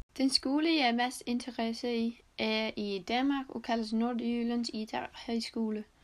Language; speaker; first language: Danish; non-native, learner; Icelandic